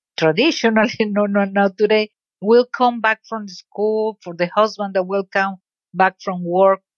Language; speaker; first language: English; non-native, fluent; Spanish